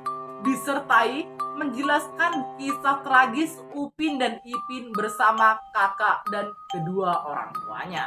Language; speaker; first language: Indonesian; native; Indonesian